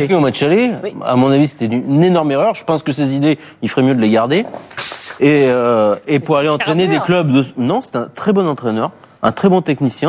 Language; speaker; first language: French; native; French